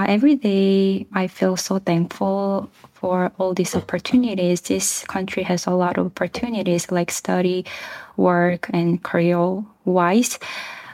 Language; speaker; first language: English; non-native, fluent; Korean